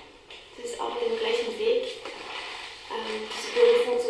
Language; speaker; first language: German; non-native, learner; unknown